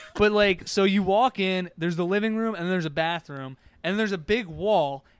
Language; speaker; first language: English; native; English